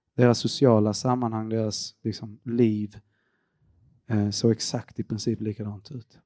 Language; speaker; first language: Swedish; early bilingual, other home language; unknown